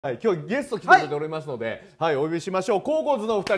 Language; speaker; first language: Japanese; native; Japanese